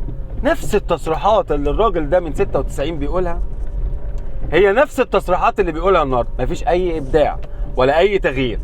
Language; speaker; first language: Arabic; native; Arabic